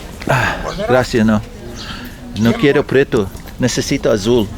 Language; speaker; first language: Spanish; non-native, learner; English